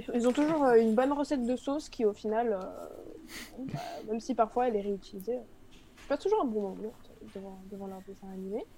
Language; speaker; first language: French; native; French